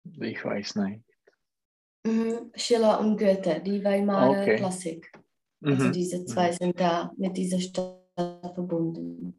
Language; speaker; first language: German; non-native, learner; Czech